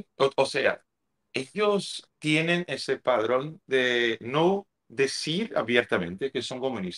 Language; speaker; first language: Spanish; non-native, fluent; Portuguese